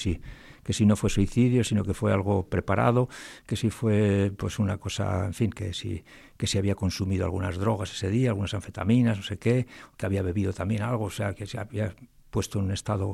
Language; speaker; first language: Spanish; native; Spanish